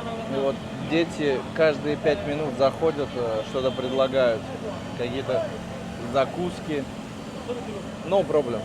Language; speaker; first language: Russian; native; Russian